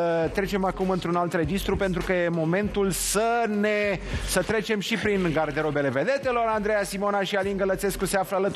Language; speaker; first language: Romanian; native; Romanian